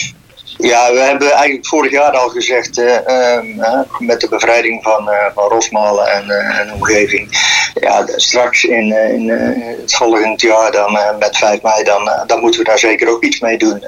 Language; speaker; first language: Dutch; native; Dutch